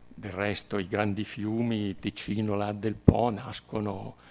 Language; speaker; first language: Italian; native; Italian